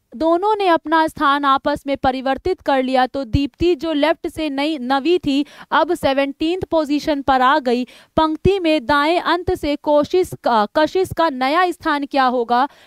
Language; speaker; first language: Hindi; native; Hindi